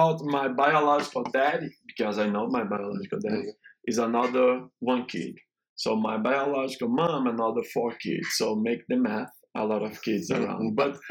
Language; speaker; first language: English; non-native, learner; Portuguese